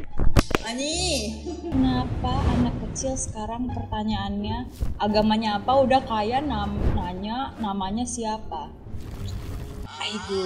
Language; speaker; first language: Indonesian; non-native, fluent; Korean